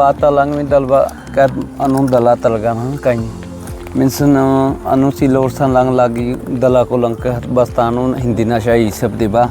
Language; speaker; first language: Filipino; non-native, learner; Punjabi